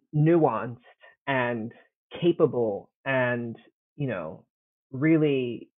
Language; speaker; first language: English; early bilingual, heritage; Italian